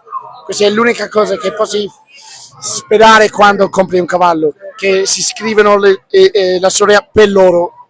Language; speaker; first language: Italian; non-native, fluent; English